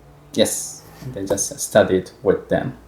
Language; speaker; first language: English; non-native, fluent; Japanese